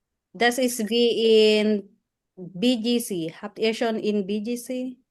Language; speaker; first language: German; non-native, fluent; Filipino